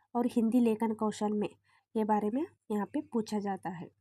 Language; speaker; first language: Hindi; non-native, local second language; Kannada